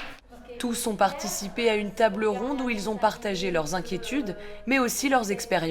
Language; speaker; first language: French; native; French